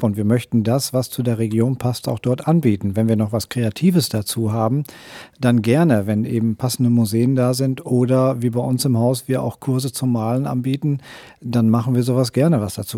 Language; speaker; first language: German; native; German